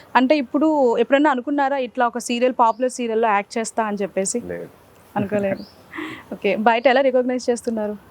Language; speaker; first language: Telugu; native; Telugu